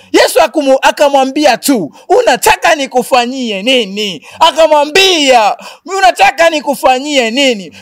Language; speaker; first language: Swahili; non-native, local second language; Rundi